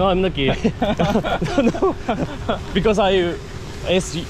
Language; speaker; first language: English; non-native, learner; Korean